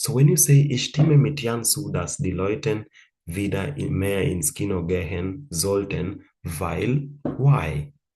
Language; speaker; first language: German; non-native, fluent; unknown